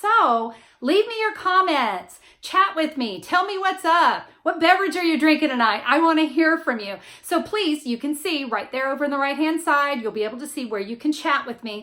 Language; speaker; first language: English; native; English